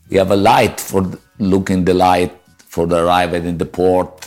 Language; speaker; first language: English; non-native, learner; Italian